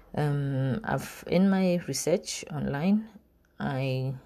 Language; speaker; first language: English; non-native, local second language; North Ndebele